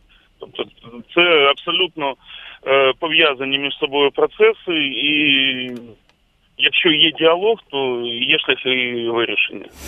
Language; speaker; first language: Ukrainian; native; Ukrainian